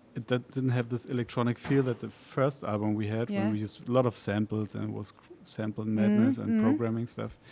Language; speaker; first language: English; non-native, fluent; Spanish